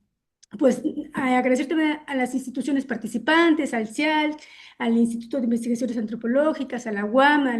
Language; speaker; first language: Spanish; native; Spanish